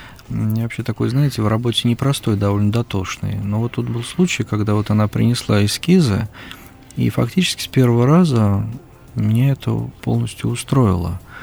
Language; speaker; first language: Russian; native; Russian